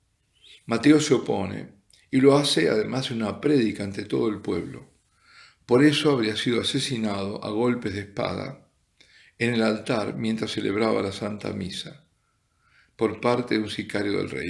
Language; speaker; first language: Spanish; native; Spanish